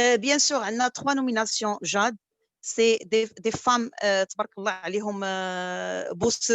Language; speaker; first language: French; non-native, local second language; Arabic